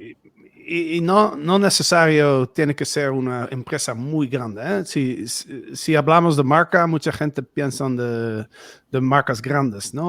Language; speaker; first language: Spanish; non-native, fluent; Dutch